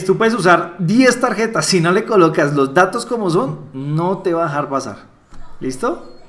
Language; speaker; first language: Spanish; native; Spanish